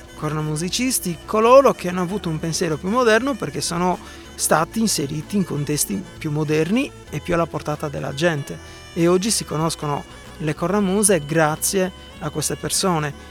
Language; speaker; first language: Italian; native; Italian